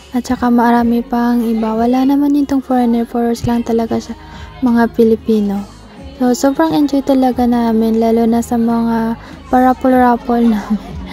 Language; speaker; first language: Filipino; non-native, local second language; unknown